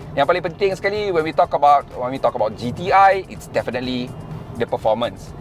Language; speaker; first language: English; non-native, local second language; Malay